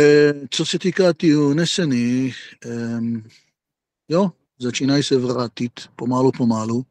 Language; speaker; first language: Czech; non-native, fluent; Hebrew